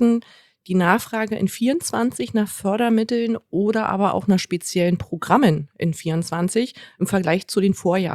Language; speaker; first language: German; native; German